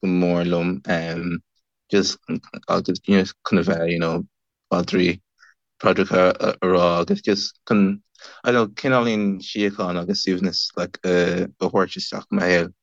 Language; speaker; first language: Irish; non-native, learner; English